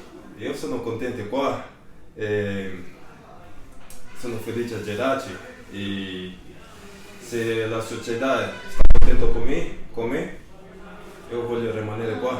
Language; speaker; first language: Italian; non-native, learner; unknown